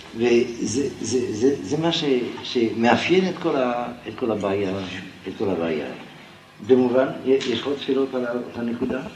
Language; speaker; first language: Hebrew; non-native, fluent; French